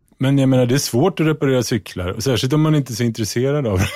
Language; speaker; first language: Swedish; native; Swedish